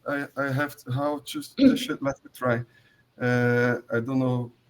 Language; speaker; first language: English; non-native, learner; Portuguese